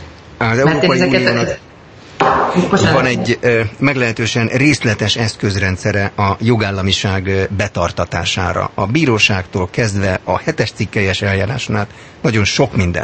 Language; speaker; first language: Hungarian; native; Hungarian